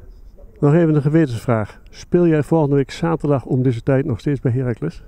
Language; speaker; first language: Dutch; native; Dutch